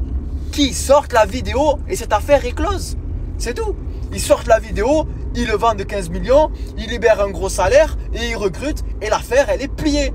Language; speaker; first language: French; native; French